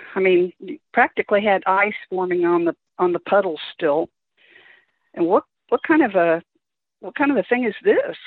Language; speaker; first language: English; native; English